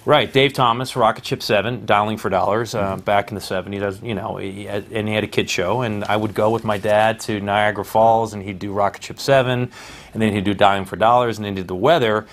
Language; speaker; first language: English; native; English